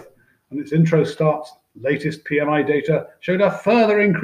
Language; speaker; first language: English; native; English